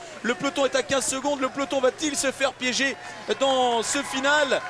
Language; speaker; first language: French; native; French